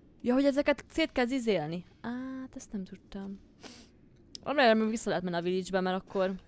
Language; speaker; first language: Hungarian; native; Hungarian